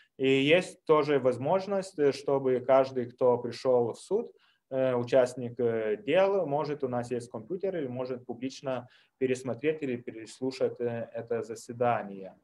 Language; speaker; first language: Russian; non-native, fluent; Lithuanian